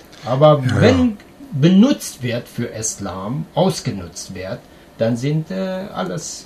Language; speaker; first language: German; non-native, learner; Persian